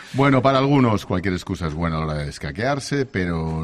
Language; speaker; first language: Spanish; native; Spanish